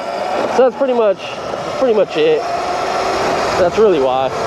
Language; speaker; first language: English; native; English